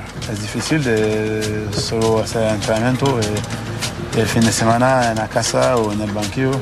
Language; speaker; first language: Spanish; non-native, learner; French